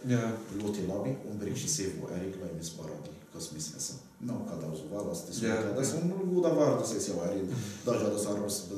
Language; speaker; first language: Latvian; non-native, learner; Arabic